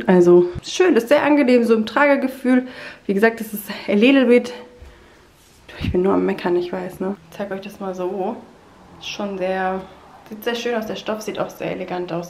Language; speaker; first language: German; native; German